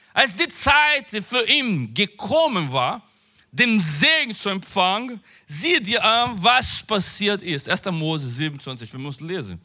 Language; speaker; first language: German; non-native, learner; Portuguese